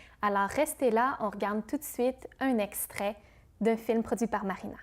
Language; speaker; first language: French; native; French